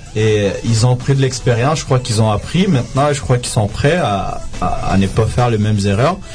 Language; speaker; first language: French; native; French